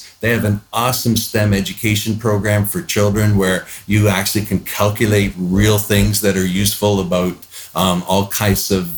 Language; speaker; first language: English; native; English